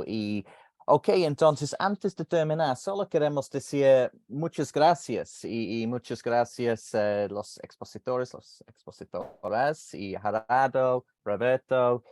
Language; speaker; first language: Spanish; non-native, fluent; English